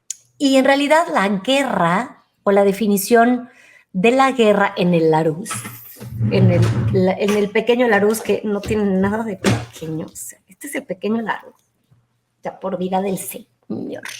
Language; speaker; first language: Spanish; native; Spanish